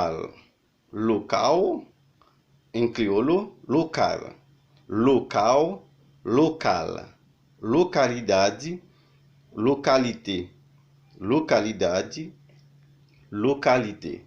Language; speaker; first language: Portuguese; non-native, learner; Haitian Creole